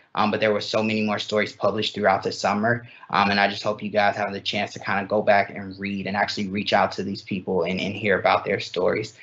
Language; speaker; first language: English; native; English